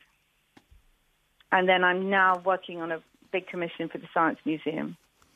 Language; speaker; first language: English; native; English